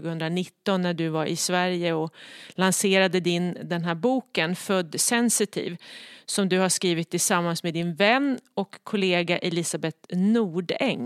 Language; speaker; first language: Swedish; native; Swedish